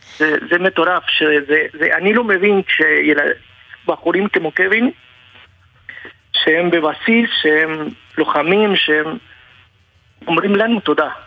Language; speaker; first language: Hebrew; non-native, learner; Spanish